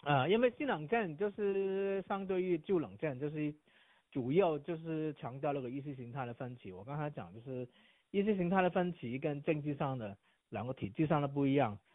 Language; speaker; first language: Chinese; non-native, fluent; Cantonese